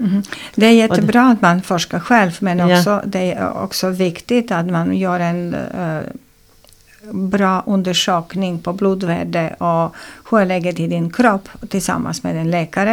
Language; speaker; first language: Swedish; non-native, fluent; Serbian